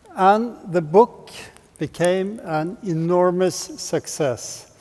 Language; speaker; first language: English; non-native, fluent; Norwegian